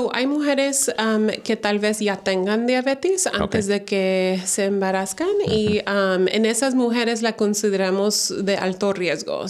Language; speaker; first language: Spanish; early bilingual, heritage; Spanish